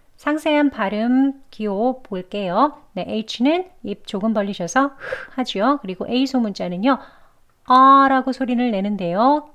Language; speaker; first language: Korean; native; Korean